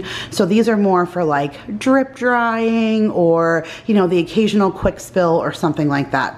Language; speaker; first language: English; native; English